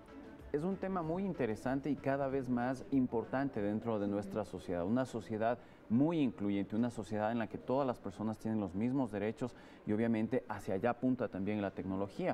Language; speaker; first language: Spanish; native; Spanish